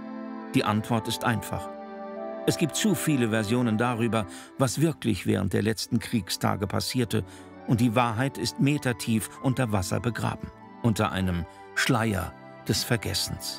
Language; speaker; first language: German; native; German